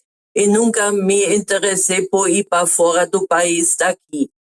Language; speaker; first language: Portuguese; non-native, fluent; German